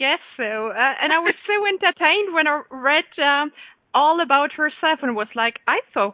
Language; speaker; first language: English; non-native, fluent; German